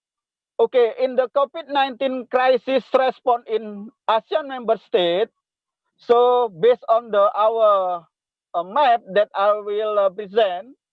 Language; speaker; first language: English; non-native, local second language; Indonesian